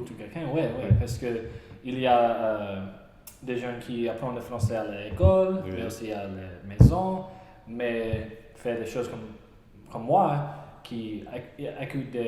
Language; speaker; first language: French; non-native, learner; English